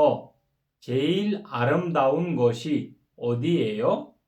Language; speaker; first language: Korean; non-native, fluent; Kyrgyz